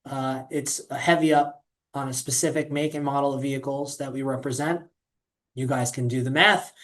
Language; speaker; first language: English; native; English